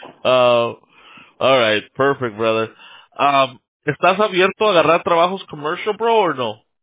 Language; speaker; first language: Spanish; early bilingual, heritage; Spanish